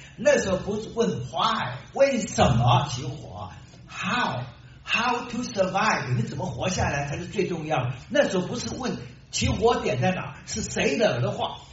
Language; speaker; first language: Chinese; native; Chinese